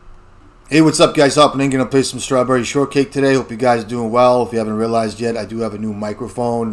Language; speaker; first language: English; native; English